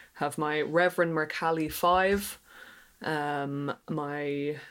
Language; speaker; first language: English; native; English